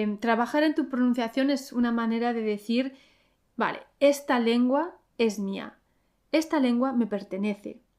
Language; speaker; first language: Spanish; early bilingual, heritage; Spanish